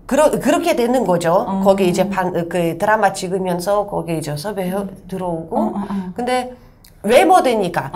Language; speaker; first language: Korean; non-native, fluent; Russian